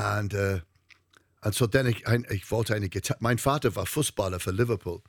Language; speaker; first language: German; non-native, learner; English